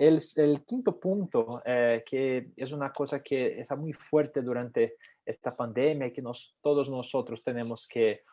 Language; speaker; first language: Spanish; non-native, fluent; Portuguese